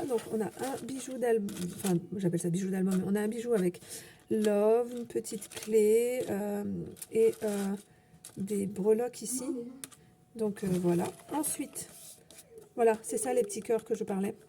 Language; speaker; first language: French; native; French